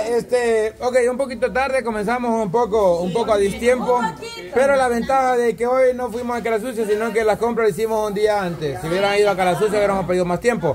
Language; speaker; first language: Spanish; native; Spanish